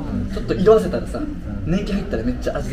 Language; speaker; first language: Japanese; native; Japanese